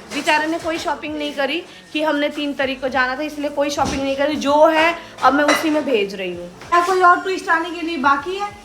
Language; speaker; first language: Hindi; early bilingual, other home language; Nepali